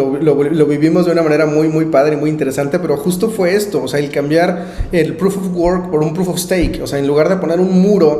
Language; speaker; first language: Spanish; native; Spanish